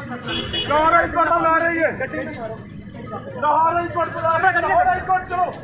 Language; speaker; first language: Hindi; non-native, local second language; Punjabi